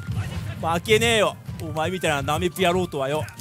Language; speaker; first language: Japanese; native; Japanese